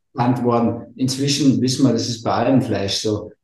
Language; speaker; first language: German; native; German